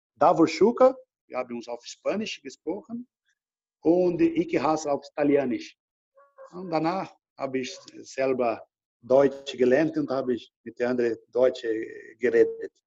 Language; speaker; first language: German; non-native, learner; Portuguese